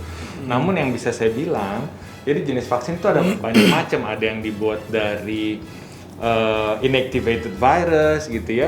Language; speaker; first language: Indonesian; native; Indonesian